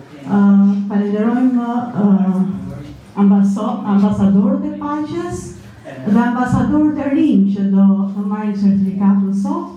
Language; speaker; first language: Albanian; native; Albanian